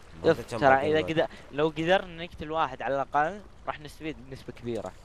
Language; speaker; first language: Arabic; native; Arabic